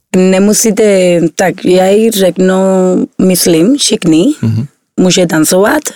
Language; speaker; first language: Czech; non-native, learner; Spanish